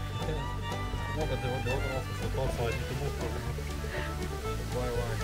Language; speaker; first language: English; non-native, learner; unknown